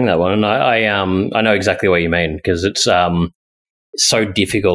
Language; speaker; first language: English; native; English